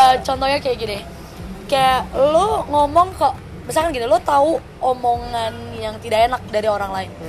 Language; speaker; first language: Indonesian; native; Indonesian